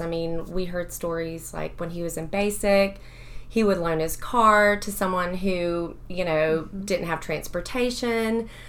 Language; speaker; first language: English; native; English